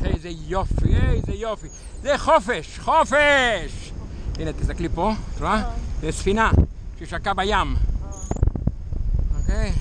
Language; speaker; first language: Hebrew; native; Hebrew